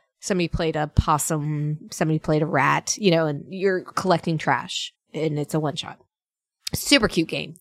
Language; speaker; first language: English; native; English